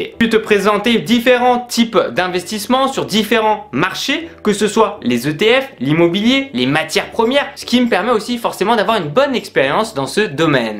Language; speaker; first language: French; native; French